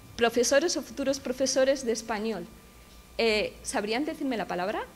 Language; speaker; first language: Spanish; native; Spanish